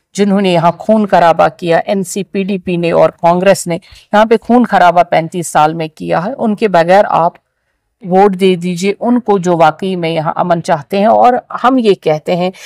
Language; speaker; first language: Hindi; non-native, local second language; Kashmiri